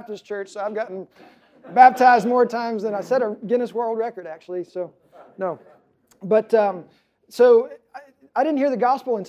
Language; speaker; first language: English; native; English